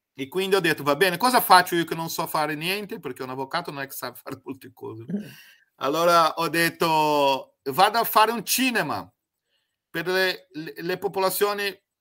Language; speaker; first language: Italian; non-native, fluent; Portuguese